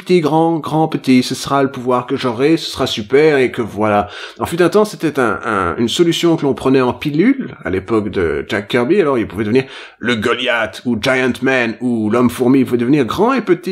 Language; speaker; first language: French; native; French